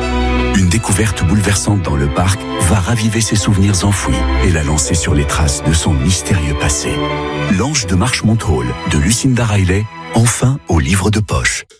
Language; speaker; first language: French; native; French